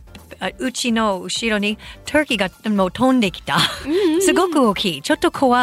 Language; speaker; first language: Japanese; non-native, fluent; English